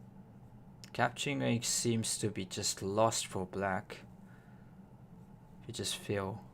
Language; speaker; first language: English; non-native, fluent; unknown